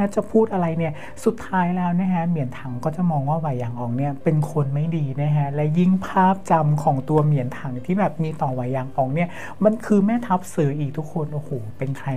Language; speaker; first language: Thai; native; Thai